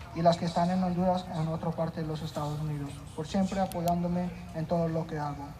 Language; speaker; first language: Spanish; early bilingual, heritage; Spanish